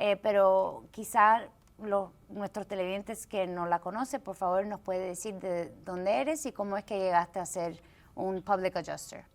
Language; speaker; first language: Spanish; early bilingual, heritage; Spanish